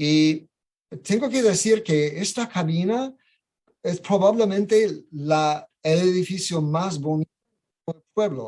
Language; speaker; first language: Spanish; non-native, fluent; English